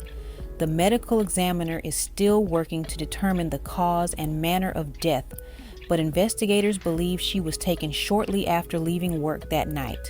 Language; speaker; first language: English; native; English